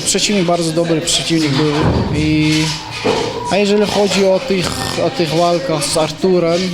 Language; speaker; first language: Polish; non-native, learner; Chechen